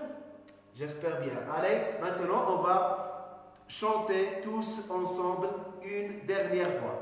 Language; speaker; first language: French; non-native, local second language; Arabic